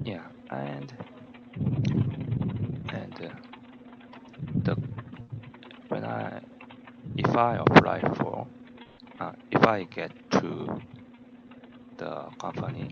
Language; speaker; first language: English; non-native, learner; Korean